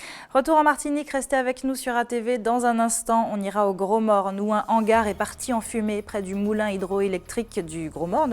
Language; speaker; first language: French; native; French